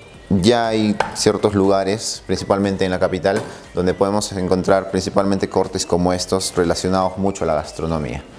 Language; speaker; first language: Spanish; native; Spanish